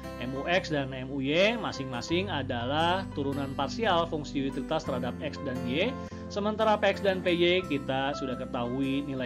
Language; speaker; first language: Indonesian; native; Indonesian